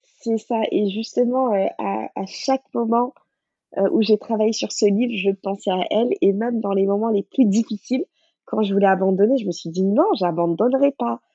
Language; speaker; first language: French; non-native, local second language; Wolof